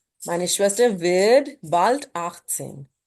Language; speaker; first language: German; non-native, fluent; Urdu